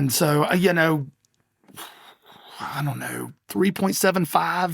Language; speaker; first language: English; native; English